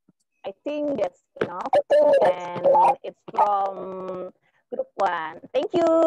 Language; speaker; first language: English; non-native, learner; Indonesian